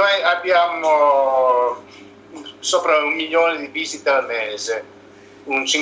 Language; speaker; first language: Italian; non-native, learner; English